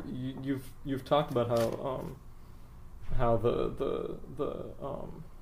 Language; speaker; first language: English; native; English